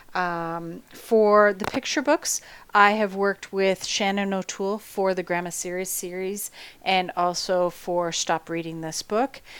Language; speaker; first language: English; native; English